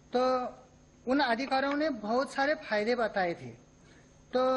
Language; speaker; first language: Hindi; non-native, local second language; Marathi